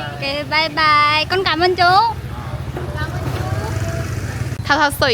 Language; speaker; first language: Vietnamese; non-native, learner; Korean